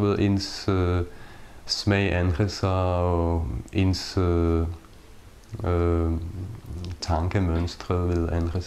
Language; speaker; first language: Danish; non-native, fluent; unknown